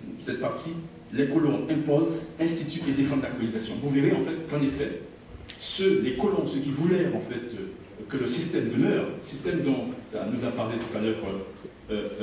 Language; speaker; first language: French; native; French